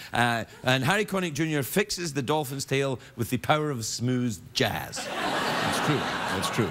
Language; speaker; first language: English; native; English